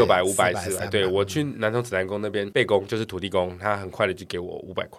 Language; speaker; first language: Chinese; native; Chinese